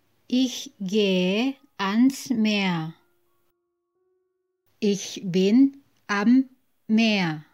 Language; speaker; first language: German; non-native, fluent; Indonesian